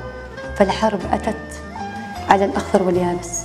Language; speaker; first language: Arabic; native; Arabic